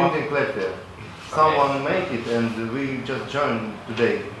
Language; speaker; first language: English; non-native, local second language; Latvian